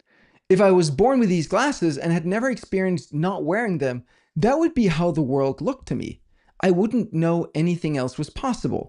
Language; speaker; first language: English; non-native, fluent; Danish